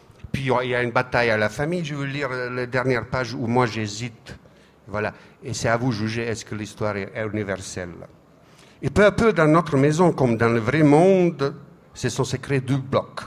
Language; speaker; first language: French; non-native, fluent; Serbian